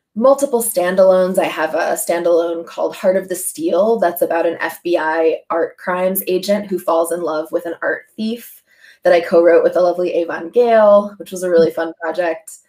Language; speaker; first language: English; native; English